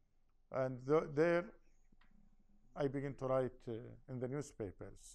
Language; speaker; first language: English; non-native, learner; Arabic